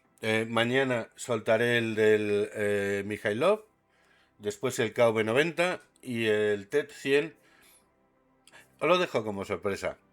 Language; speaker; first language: Spanish; native; Spanish